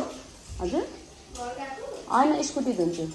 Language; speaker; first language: Nepali; native; Nepali